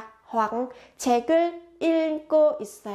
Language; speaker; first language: Korean; non-native, fluent; Vietnamese